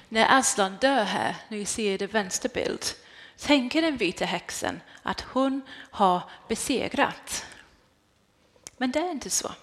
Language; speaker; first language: Swedish; non-native, fluent; English